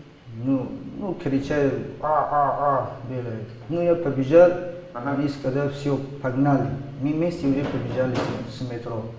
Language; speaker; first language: Russian; non-native, local second language; Tajik